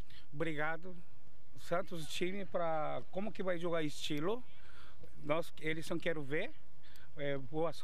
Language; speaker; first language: Portuguese; non-native, learner; Korean